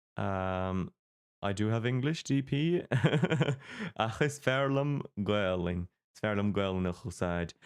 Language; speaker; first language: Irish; non-native, local second language; English